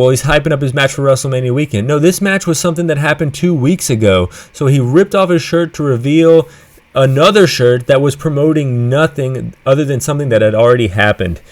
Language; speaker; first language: English; native; English